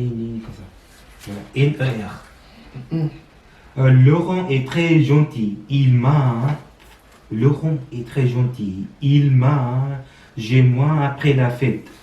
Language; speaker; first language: French; non-native, learner; Sinhala